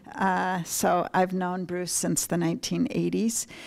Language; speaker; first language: English; native; English